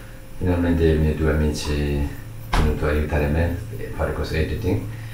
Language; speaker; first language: Italian; non-native, learner; Tibetan